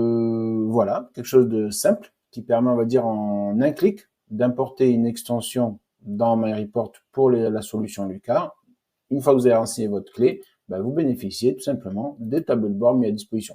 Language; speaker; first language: French; native; French